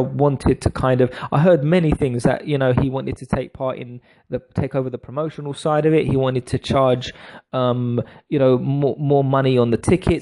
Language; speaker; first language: English; native; English